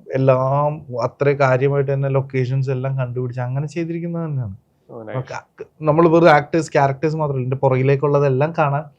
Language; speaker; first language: Malayalam; native; Malayalam